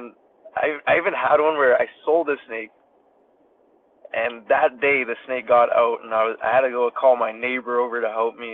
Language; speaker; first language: English; native; English